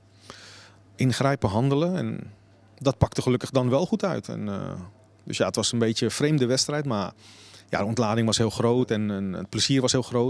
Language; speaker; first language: Dutch; native; Dutch